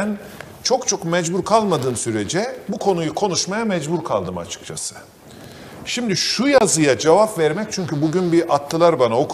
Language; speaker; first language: Turkish; native; Turkish